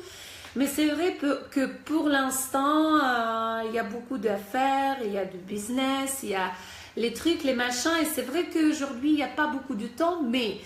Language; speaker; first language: French; non-native, fluent; Russian